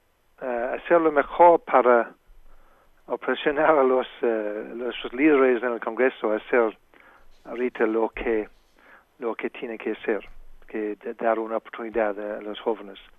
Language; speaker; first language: Spanish; non-native, fluent; English